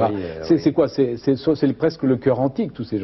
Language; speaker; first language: French; native; French